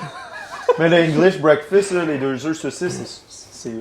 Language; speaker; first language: French; native; French